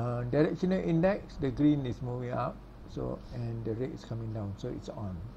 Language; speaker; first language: English; non-native, local second language; Malay